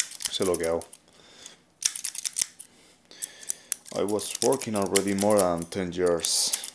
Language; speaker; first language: English; non-native, fluent; Spanish